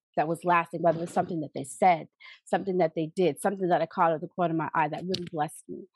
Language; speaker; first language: English; native; English